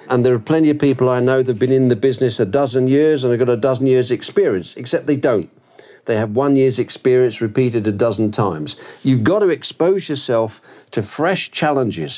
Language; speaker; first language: English; native; English